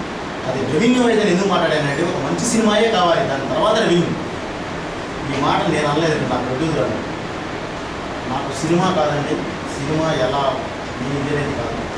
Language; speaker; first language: Telugu; native; Telugu